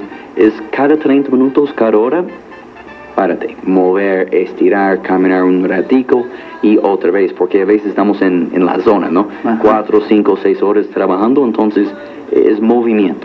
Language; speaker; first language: Spanish; non-native, learner; English